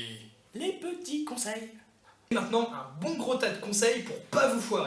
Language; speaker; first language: French; native; French